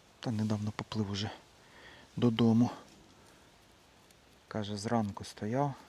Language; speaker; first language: Ukrainian; native; Ukrainian